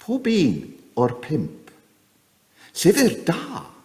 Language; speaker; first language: Welsh; non-native, fluent; English